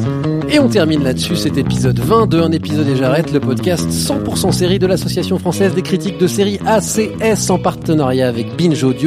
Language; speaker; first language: French; native; French